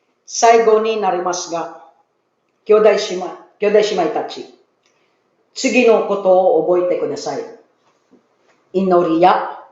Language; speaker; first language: Japanese; non-native, learner; Filipino